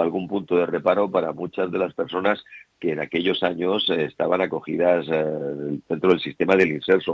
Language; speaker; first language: Spanish; native; Spanish